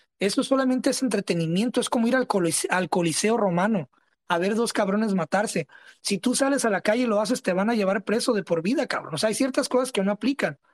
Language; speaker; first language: Spanish; early bilingual, heritage; Spanish